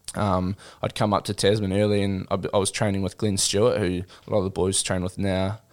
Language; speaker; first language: English; native; English